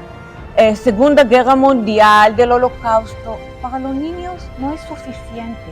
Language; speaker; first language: Spanish; non-native, fluent; Hebrew